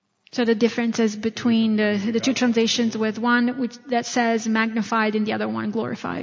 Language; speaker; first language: English; non-native, fluent; Italian